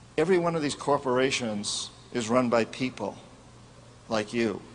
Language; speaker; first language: English; native; English